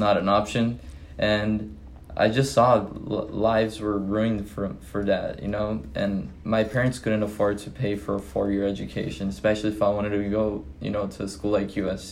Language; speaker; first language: English; non-native, fluent; Portuguese